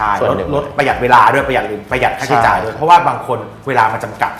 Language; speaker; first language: Thai; native; Thai